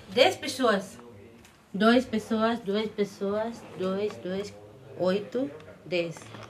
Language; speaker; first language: Portuguese; non-native, learner; Tetum